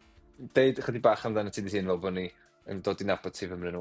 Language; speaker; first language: Welsh; native; Welsh